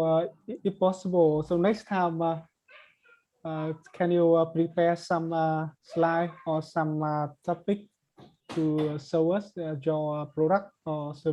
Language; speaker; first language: English; non-native, learner; Vietnamese